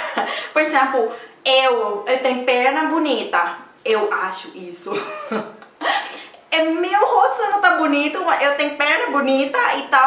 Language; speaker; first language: Portuguese; non-native, learner; Thai